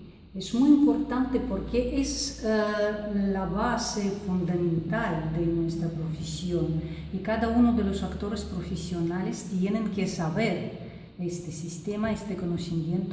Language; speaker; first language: Spanish; non-native, fluent; Russian